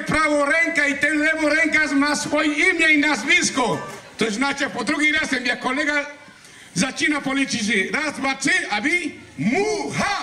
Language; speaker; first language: Polish; non-native, learner; Spanish